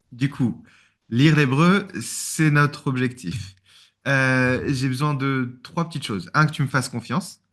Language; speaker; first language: French; native; French